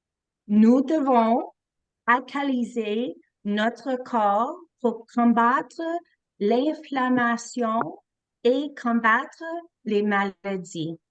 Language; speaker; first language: French; non-native, local second language; English